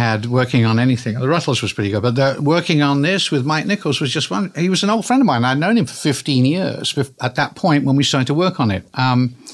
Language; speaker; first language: English; native; English